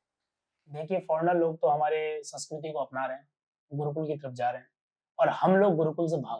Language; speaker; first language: Hindi; native; Hindi